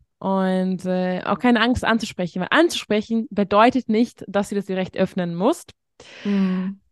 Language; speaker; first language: German; non-native, fluent; Hungarian